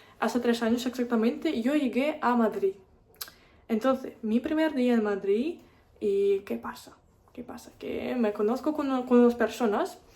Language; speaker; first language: Spanish; non-native, fluent; Russian